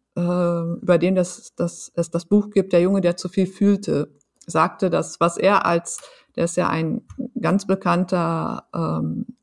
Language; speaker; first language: German; native; German